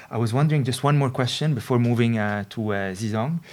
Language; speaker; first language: English; non-native, fluent; Arabic